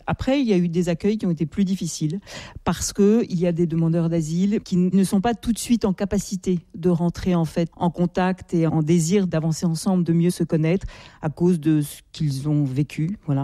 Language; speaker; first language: French; native; French